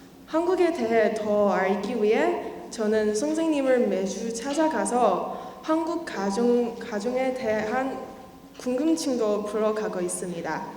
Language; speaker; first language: Korean; non-native, learner; Chinese